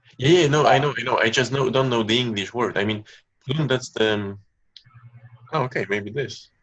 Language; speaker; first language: English; non-native, fluent; Polish